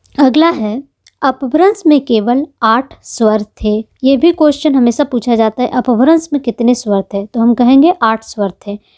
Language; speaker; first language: Hindi; native; Hindi